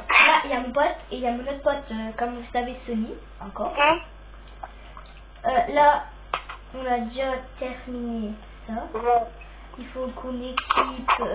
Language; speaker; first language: French; native; French